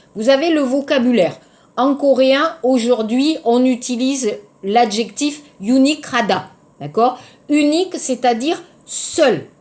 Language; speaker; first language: French; native; French